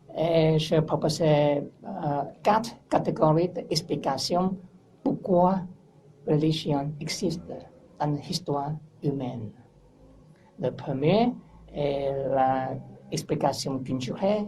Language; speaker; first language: French; non-native, learner; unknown